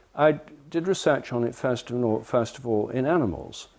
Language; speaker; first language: English; native; English